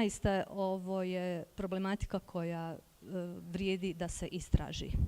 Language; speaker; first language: Bosnian; native; Bosnian